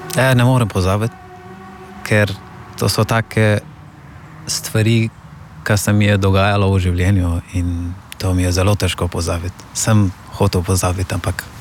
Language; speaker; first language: Slovenian; non-native, fluent; Persian